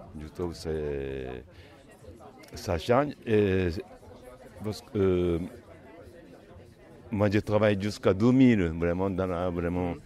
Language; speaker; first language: French; non-native, learner; Japanese